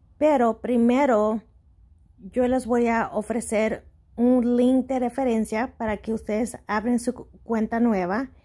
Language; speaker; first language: Spanish; early bilingual, heritage; Spanish